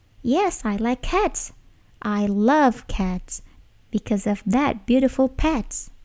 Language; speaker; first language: English; non-native, learner; Indonesian